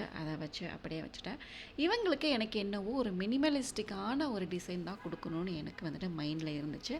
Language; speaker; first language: Tamil; native; Tamil